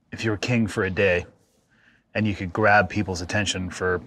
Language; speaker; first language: English; native; English